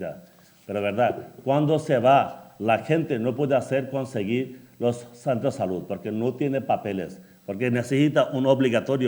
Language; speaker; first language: Spanish; non-native, learner; Bangla